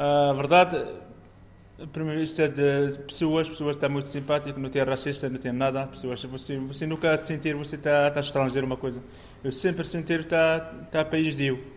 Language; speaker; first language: Portuguese; non-native, learner; Arabic